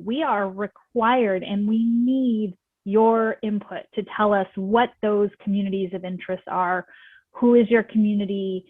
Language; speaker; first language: English; native; English